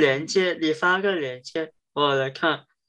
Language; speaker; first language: Chinese; early bilingual, heritage; Cantonese